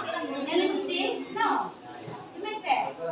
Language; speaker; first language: English; non-native, learner; Indonesian